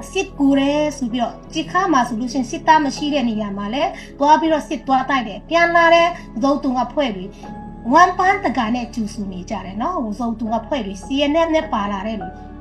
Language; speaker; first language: Burmese; non-native, local second language; Tedim Chin